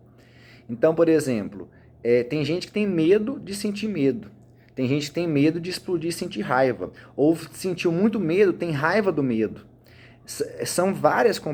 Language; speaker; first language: Portuguese; native; Portuguese